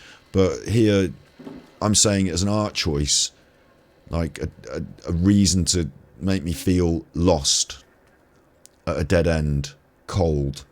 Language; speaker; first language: English; native; English